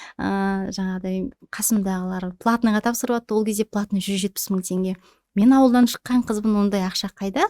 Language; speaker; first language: Kazakh; native; Kazakh